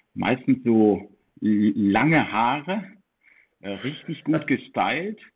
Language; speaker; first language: German; early bilingual, heritage; Dutch